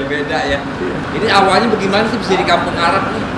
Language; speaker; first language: Indonesian; native; Indonesian